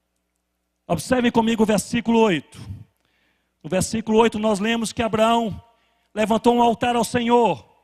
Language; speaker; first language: Portuguese; native; Portuguese